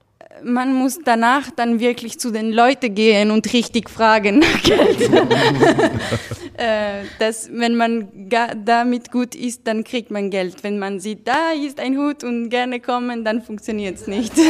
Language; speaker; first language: German; non-native, fluent; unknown